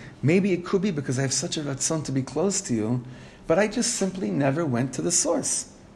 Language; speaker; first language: English; native; English